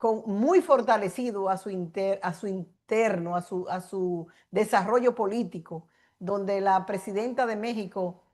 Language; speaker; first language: Spanish; native; Spanish